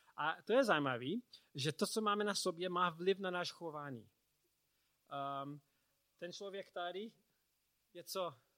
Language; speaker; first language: Czech; non-native, learner; English